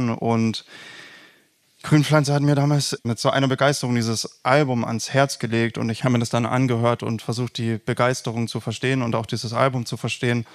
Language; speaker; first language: German; native; German